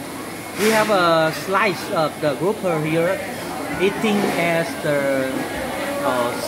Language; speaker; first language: English; non-native, fluent; Vietnamese